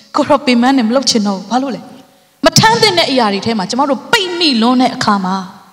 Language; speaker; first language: Burmese; non-native, local second language; Hakha Chin